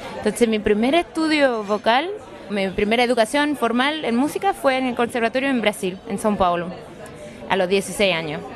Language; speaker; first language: Spanish; early bilingual, heritage; Spanish